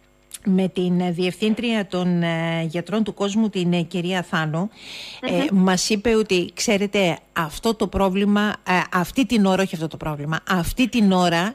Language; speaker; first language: Greek; native; Greek